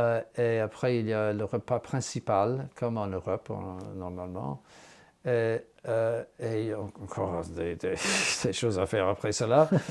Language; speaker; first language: French; non-native, fluent; English